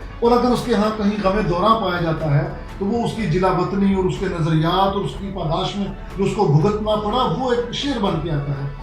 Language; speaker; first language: Urdu; non-native, local second language; Punjabi